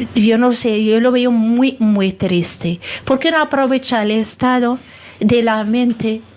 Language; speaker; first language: Spanish; non-native, fluent; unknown